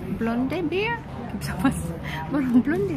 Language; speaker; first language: German; non-native, learner; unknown